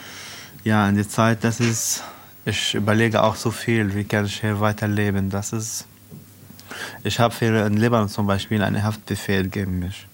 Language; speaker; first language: German; non-native, learner; Arabic